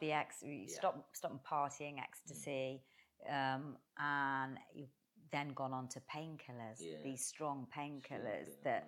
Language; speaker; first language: English; native; English